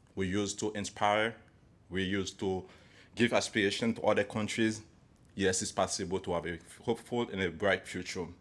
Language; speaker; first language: English; non-native, fluent; Haitian Creole